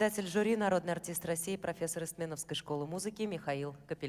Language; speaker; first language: Russian; native; Russian